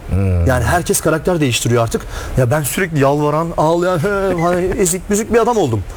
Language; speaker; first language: Turkish; native; Turkish